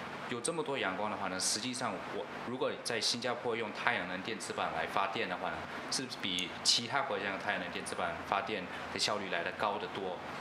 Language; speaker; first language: Chinese; non-native, local second language; English